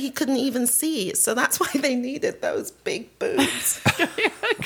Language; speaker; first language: English; native; English